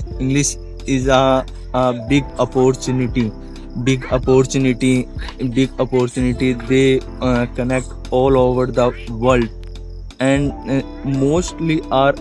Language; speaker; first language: English; non-native, learner; Hindi